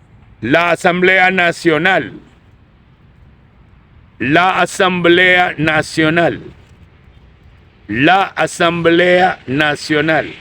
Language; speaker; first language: Spanish; non-native, fluent; Urdu